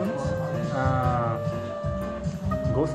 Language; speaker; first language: German; non-native, learner; Japanese